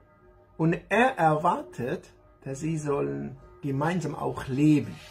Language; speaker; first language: German; non-native, learner; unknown